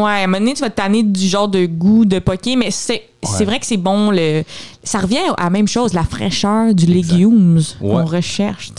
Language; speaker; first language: French; native; French